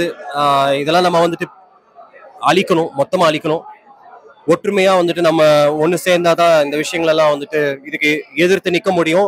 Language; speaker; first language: Tamil; native; Tamil